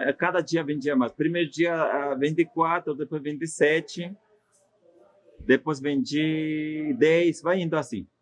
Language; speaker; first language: Portuguese; non-native, fluent; Spanish